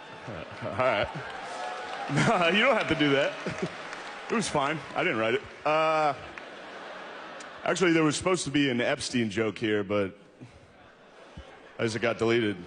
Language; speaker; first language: English; native; English